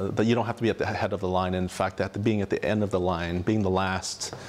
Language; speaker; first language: English; native; English